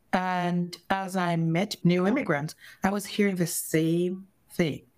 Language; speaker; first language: English; native; English